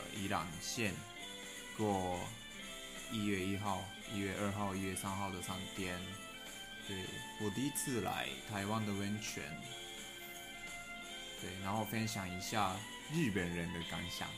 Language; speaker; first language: Chinese; non-native, learner; Japanese